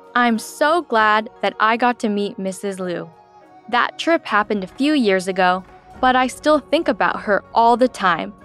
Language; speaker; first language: English; native; English